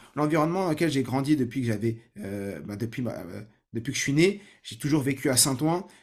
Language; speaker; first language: French; native; French